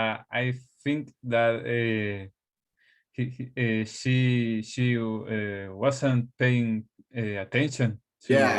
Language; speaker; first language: English; non-native, learner; Spanish